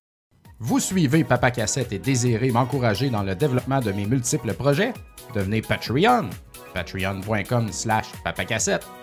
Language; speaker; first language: French; native; French